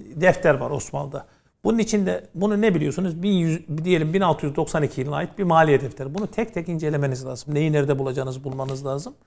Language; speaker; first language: Turkish; native; Turkish